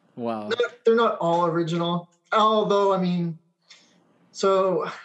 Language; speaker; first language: English; native; English